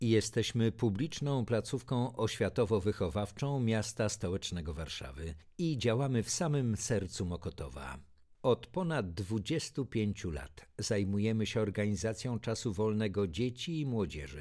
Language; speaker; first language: Polish; native; Polish